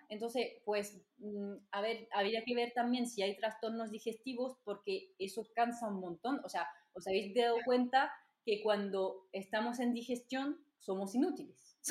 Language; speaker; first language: Spanish; non-native, fluent; French